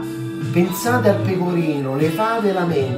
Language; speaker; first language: Italian; native; Italian